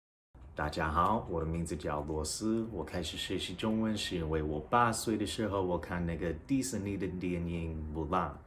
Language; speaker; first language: Chinese; non-native, fluent; English